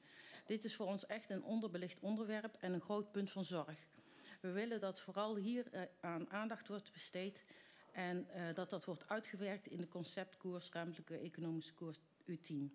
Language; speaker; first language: Dutch; native; Dutch